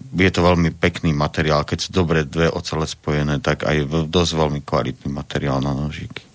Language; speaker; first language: Slovak; native; Slovak